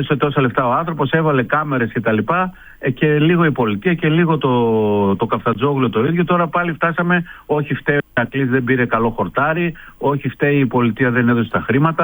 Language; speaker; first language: Greek; native; Greek